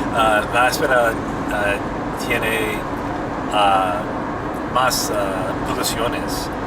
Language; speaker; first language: Spanish; non-native, learner; English